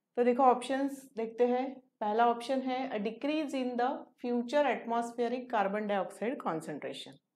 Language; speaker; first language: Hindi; non-native, local second language; Marathi